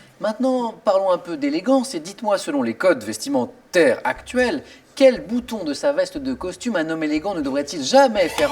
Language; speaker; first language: French; native; French